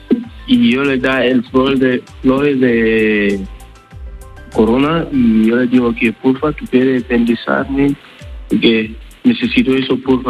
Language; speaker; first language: Spanish; non-native, learner; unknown